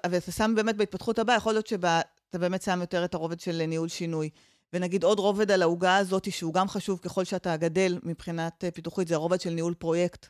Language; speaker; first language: Hebrew; native; Hebrew